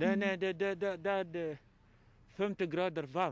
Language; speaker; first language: Swedish; non-native, learner; Arabic